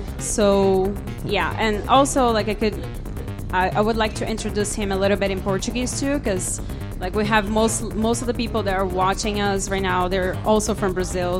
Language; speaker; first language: English; non-native, fluent; Portuguese